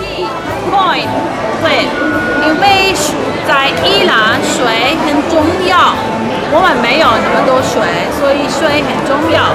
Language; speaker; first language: Chinese; non-native, learner; Persian